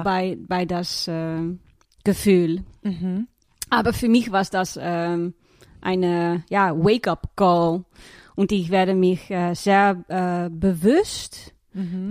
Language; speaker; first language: German; non-native, learner; Dutch